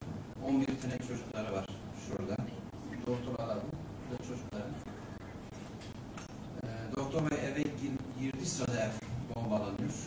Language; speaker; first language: Turkish; native; Turkish